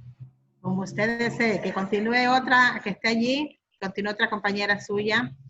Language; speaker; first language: Spanish; native; Spanish